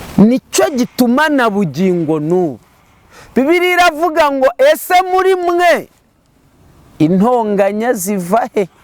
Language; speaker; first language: Kinyarwanda; native; Kinyarwanda